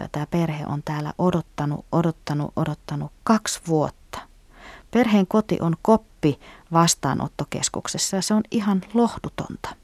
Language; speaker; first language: Finnish; native; Finnish